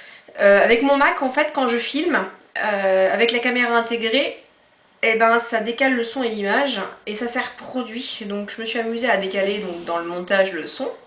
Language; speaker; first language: French; native; French